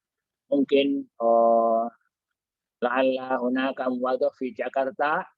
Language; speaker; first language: Arabic; non-native, fluent; Indonesian